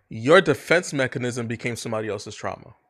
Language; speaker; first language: English; native; English